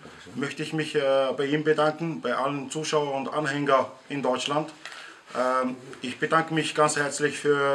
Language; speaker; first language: German; early bilingual, other home language; Arabic